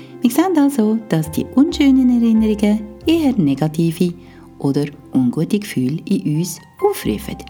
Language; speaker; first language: German; native; German